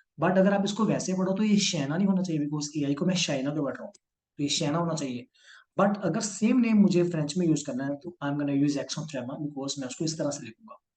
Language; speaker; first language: Hindi; non-native, local second language; Punjabi